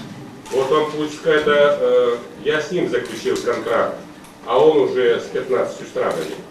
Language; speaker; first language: Russian; native; Russian